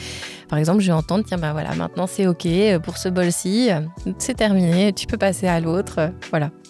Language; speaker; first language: French; native; French